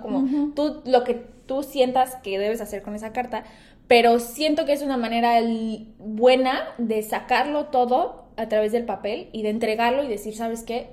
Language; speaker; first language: Spanish; native; Spanish